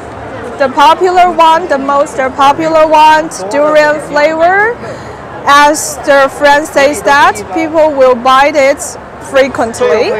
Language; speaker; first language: English; non-native, fluent; Chinese